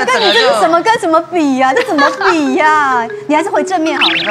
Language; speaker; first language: Chinese; native; Chinese